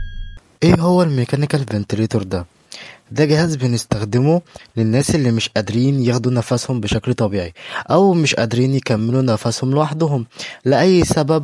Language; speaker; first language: Arabic; native; Arabic